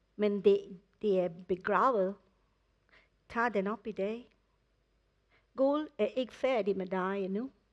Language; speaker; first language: Danish; non-native, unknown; English